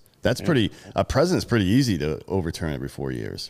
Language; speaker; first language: English; native; English